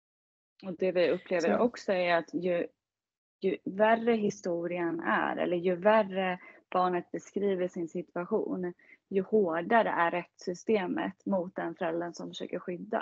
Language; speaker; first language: Swedish; native; Swedish